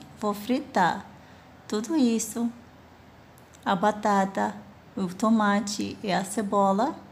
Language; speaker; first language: Portuguese; non-native, fluent; Arabic